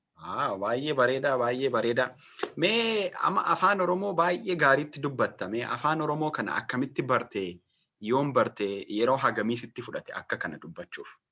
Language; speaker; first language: Oromo; native; Oromo